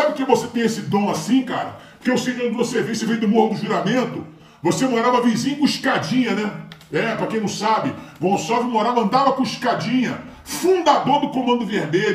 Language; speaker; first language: Portuguese; native; Portuguese